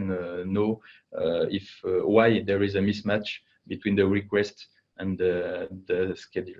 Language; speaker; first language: English; non-native, fluent; French